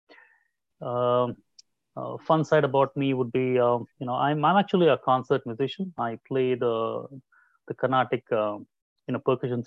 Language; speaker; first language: English; non-native, local second language; Kannada